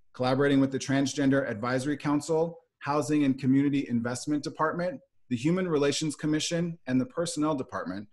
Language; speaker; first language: English; native; English